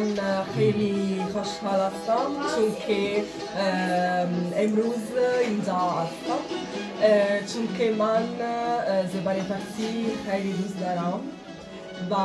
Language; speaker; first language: Persian; non-native, learner; Italian